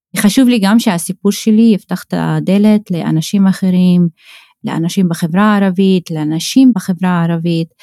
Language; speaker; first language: Hebrew; non-native, local second language; Arabic